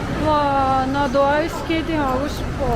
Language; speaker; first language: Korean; non-native, learner; Filipino